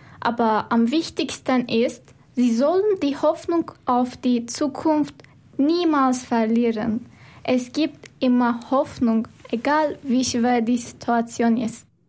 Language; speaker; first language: German; non-native, fluent; Turkish